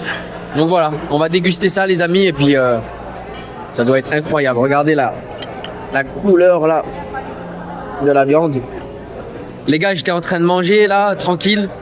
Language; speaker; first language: French; native; French